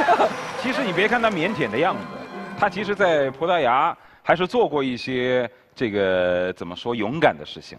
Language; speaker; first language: Chinese; native; Chinese